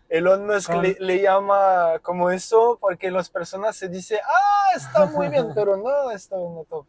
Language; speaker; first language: Spanish; non-native, learner; French